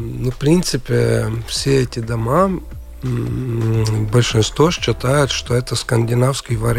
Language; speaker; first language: Russian; non-native, local second language; Latvian